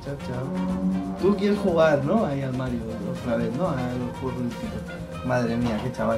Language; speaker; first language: Spanish; native; Spanish